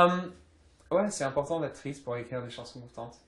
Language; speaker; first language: French; early bilingual, other home language; English